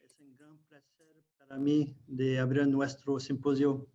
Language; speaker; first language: Spanish; non-native, fluent; English